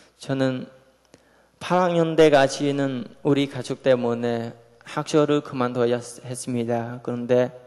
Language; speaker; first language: Korean; non-native, learner; Khmer